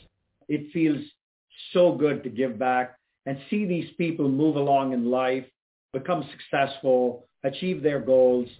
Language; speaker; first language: English; non-native, local second language; Tamil